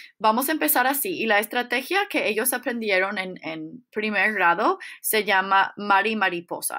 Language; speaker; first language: Spanish; non-native, fluent; English